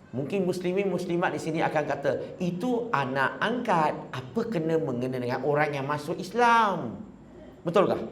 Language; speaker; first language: Malay; non-native, local second language; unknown